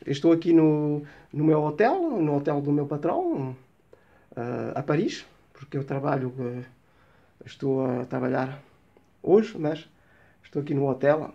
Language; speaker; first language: Portuguese; early bilingual, heritage; Portuguese